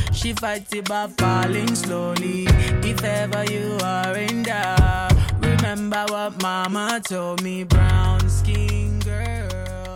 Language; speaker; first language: English; non-native, local second language; Yoruba